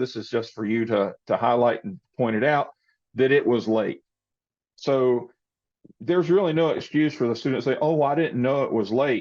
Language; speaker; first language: English; native; English